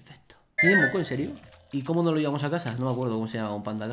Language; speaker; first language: Spanish; native; Spanish